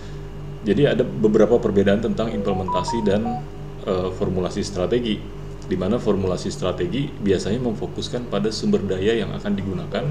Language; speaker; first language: Indonesian; native; Indonesian